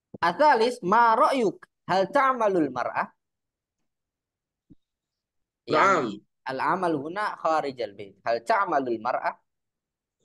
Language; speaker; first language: Arabic; non-native, fluent; Indonesian